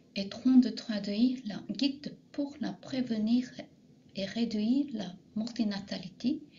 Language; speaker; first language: French; non-native, fluent; Japanese